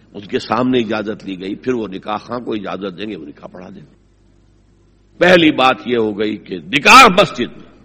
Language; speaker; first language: Urdu; native; Urdu